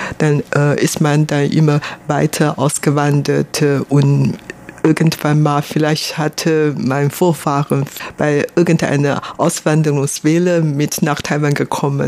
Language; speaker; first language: German; non-native, fluent; Hakka Chinese